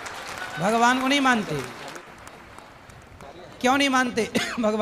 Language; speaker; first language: Hindi; native; Hindi